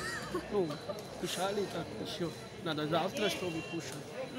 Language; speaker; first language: Russian; non-native, learner; Hindi